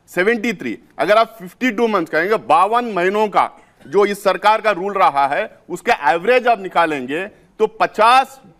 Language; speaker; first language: Hindi; native; Hindi